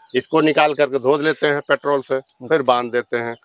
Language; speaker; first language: Hindi; native; Hindi